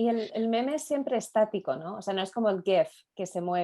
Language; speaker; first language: Spanish; native; Spanish